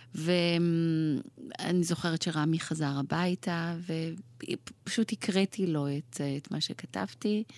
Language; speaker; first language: Hebrew; early bilingual, other home language; Persian